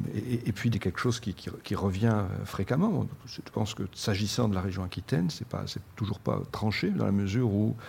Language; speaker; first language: French; native; French